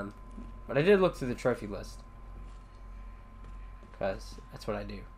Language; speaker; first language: English; native; English